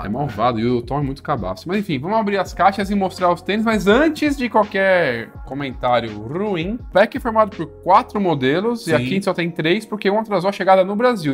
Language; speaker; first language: Portuguese; native; Portuguese